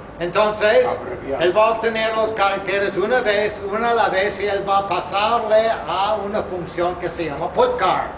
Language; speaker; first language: Spanish; non-native, fluent; English